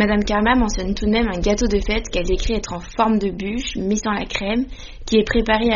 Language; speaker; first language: French; native; French